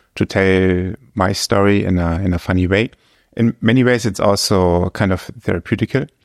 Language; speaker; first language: English; non-native, fluent; German